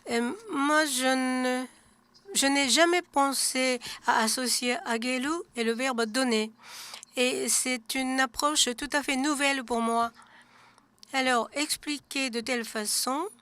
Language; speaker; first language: French; non-native, fluent; Japanese